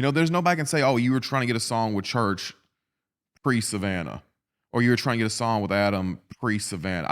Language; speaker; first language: English; native; English